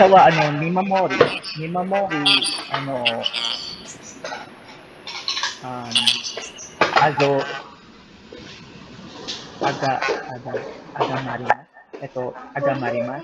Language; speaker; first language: Japanese; non-native, learner; Filipino